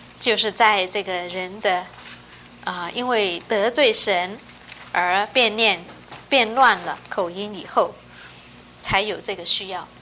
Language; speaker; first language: Chinese; non-native, local second language; Cantonese